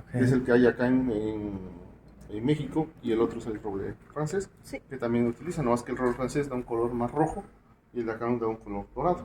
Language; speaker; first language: Spanish; native; Spanish